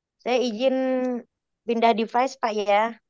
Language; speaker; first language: Indonesian; native; Indonesian